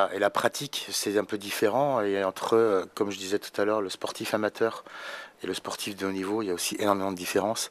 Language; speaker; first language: French; native; French